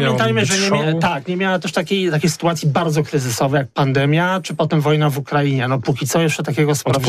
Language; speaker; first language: Polish; native; Polish